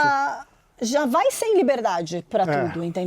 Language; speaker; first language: Portuguese; native; Portuguese